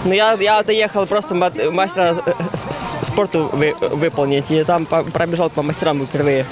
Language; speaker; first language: Polish; early bilingual, heritage; Russian